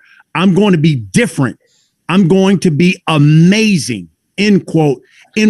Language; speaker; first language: English; native; English